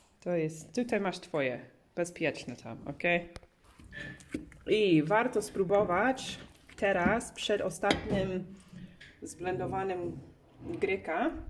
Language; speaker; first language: Polish; non-native, learner; English